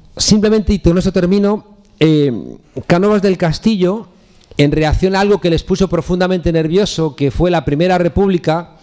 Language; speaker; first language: Spanish; native; Spanish